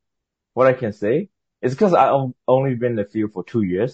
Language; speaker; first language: English; non-native, fluent; Burmese